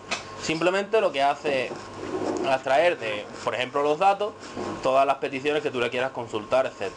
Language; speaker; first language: Spanish; native; Spanish